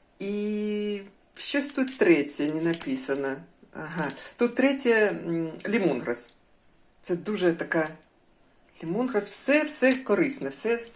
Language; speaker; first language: Ukrainian; native; Ukrainian